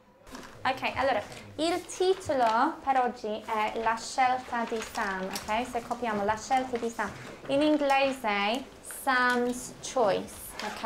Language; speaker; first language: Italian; non-native, fluent; English